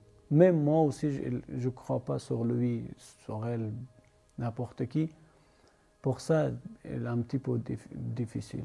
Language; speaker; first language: French; non-native, learner; Persian